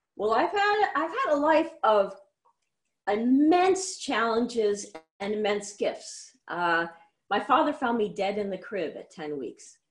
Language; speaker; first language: English; native; English